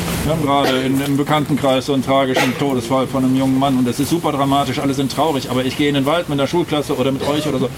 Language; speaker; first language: German; native; German